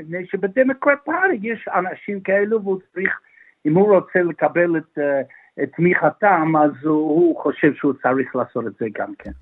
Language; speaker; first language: Hebrew; non-native, fluent; English